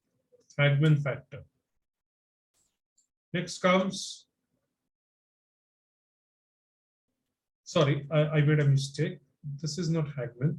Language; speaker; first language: English; non-native, local second language; Bangla